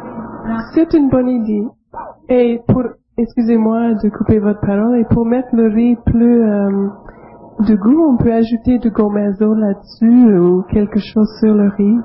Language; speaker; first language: French; non-native, fluent; English